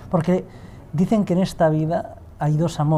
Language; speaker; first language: Spanish; native; Spanish